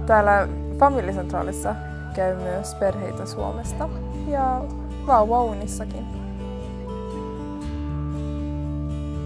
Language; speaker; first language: Finnish; non-native, local second language; Swedish